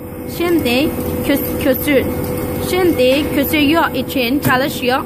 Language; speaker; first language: Turkish; non-native, learner; Chinese